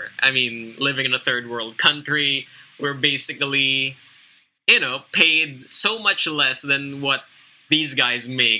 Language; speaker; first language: English; non-native, local second language; Filipino